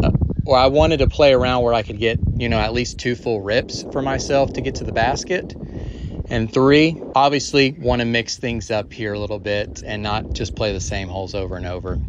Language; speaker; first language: English; native; English